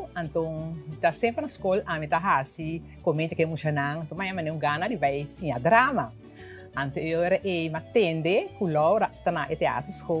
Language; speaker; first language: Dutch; non-native, local second language; Papiamento